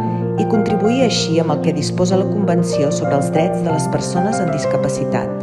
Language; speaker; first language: Catalan; native; Catalan